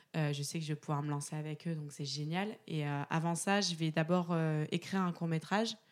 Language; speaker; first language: French; native; French